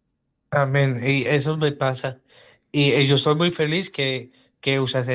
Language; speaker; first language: Spanish; non-native, fluent; Dutch